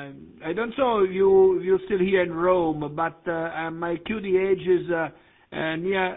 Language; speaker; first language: English; non-native, learner; Italian